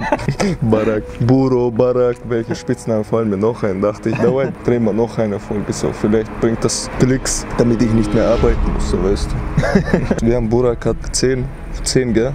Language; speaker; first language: German; early bilingual, other home language; Chechen